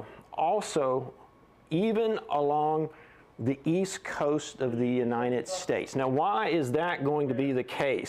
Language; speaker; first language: English; native; English